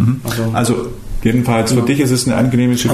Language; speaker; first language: German; native; German